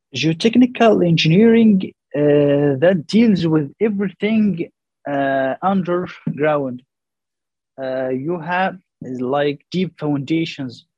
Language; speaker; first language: English; non-native, learner; Arabic